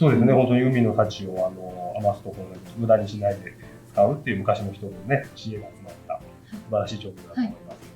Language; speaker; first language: Japanese; native; Japanese